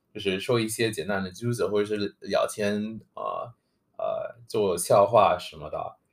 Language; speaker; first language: Chinese; non-native, fluent; English